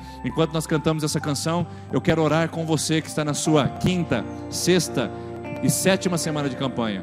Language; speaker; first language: Portuguese; native; Portuguese